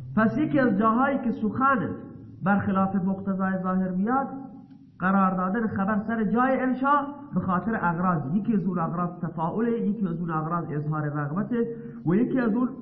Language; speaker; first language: Persian; non-native, local second language; Baluchi